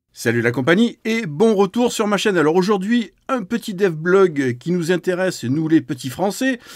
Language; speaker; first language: French; native; French